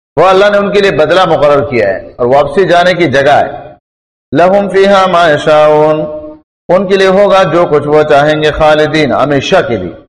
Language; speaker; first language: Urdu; non-native, local second language; Pashto